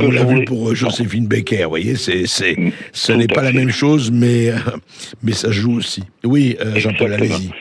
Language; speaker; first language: French; native; French